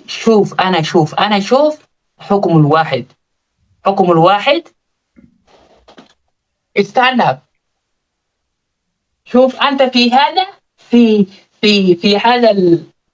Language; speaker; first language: Arabic; non-native, learner; Oromo